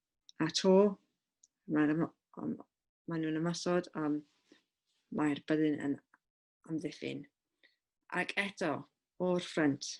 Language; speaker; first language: Welsh; non-native, local second language; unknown